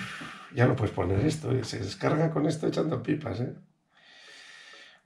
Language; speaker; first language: Spanish; native; Spanish